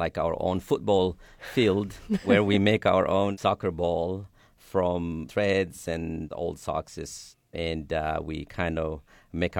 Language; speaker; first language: English; non-native, fluent; Sidamo